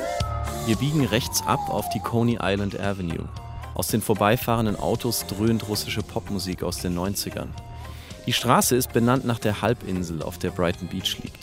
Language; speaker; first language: German; native; German